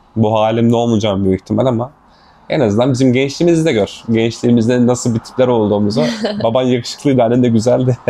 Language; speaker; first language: Turkish; native; Turkish